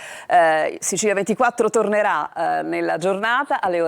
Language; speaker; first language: Italian; native; Italian